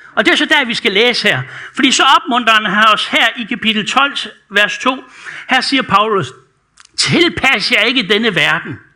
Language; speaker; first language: Danish; native; Danish